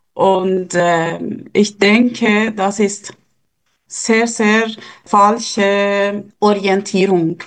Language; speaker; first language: German; non-native, fluent; Persian